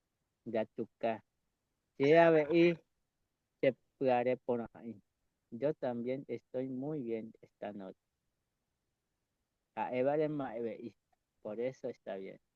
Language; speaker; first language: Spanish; non-native, local second language; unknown